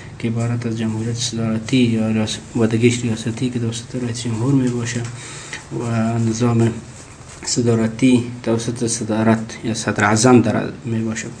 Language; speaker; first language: Persian; native; Persian